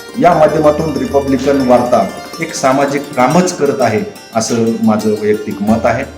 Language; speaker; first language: Marathi; native; Marathi